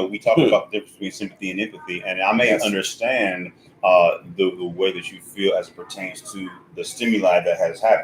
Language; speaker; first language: English; native; English